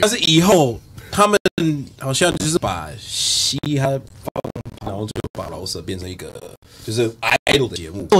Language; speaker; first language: Chinese; non-native, fluent; English